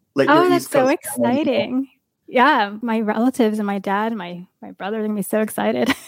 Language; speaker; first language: English; native; English